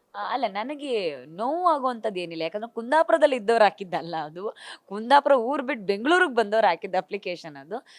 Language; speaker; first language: Kannada; native; Kannada